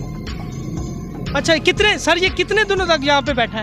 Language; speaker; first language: Urdu; non-native, local second language; Punjabi